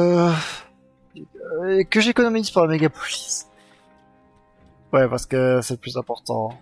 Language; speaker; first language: French; native; French